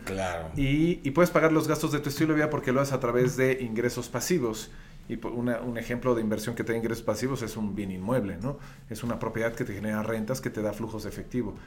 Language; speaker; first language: Spanish; native; Spanish